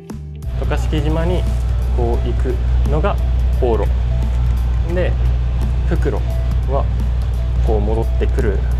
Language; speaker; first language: Japanese; native; Japanese